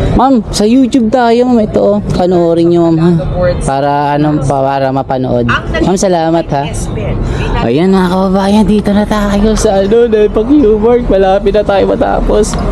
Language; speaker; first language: Filipino; native; Filipino